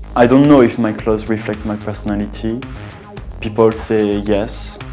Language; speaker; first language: English; non-native, fluent; French